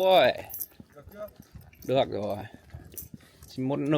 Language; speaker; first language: Vietnamese; non-native, learner; English